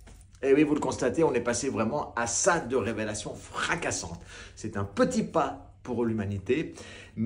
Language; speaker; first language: French; native; French